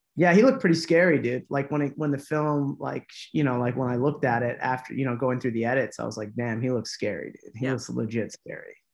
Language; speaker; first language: English; native; English